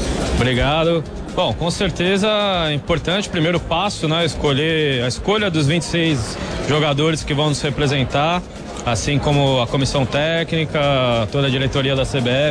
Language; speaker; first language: Portuguese; native; Portuguese